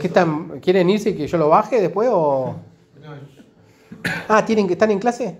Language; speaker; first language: Spanish; native; Spanish